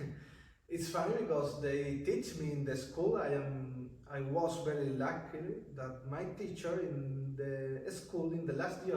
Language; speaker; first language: English; non-native, learner; Spanish